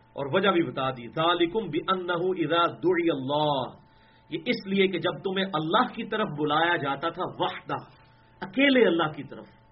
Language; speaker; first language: Urdu; non-native, local second language; Punjabi